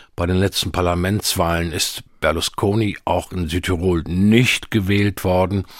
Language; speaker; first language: German; native; German